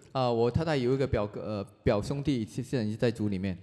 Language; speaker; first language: Chinese; native; Chinese